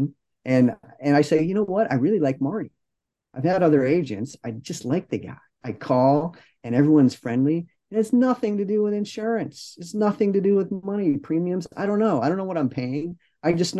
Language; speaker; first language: English; native; English